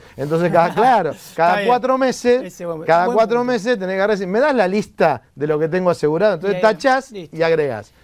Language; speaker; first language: Spanish; native; Spanish